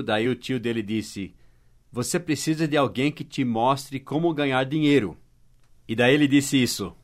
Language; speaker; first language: Portuguese; non-native, fluent; English